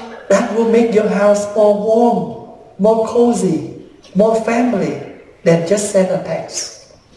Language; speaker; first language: English; early bilingual, other home language; Vietnamese